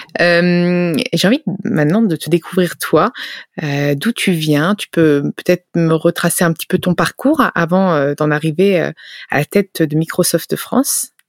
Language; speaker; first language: French; native; French